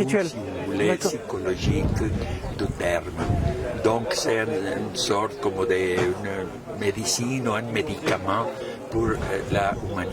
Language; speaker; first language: French; non-native, fluent; Spanish